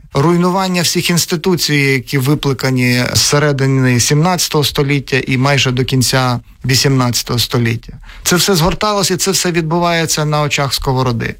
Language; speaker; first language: Ukrainian; native; Ukrainian